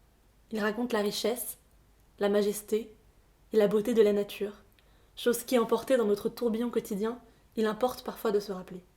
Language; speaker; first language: French; native; French